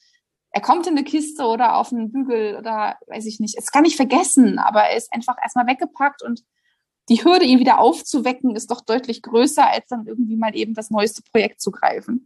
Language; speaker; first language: German; native; German